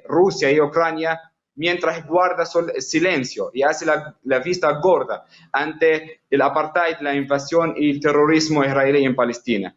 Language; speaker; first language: Spanish; non-native, fluent; Arabic